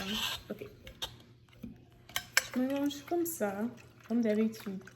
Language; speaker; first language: French; non-native, fluent; English